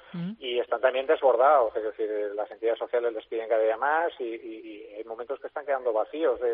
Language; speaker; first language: Spanish; native; Spanish